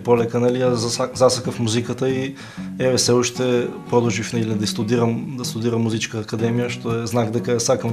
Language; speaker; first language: Macedonian; native; Macedonian